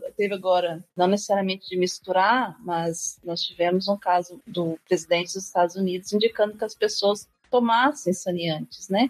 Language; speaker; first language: Portuguese; native; Portuguese